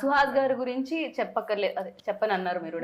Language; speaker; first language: Telugu; native; Telugu